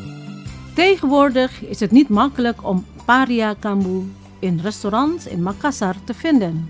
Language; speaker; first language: Dutch; non-native, fluent; Indonesian